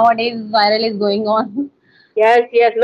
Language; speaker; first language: English; non-native, local second language; Hindi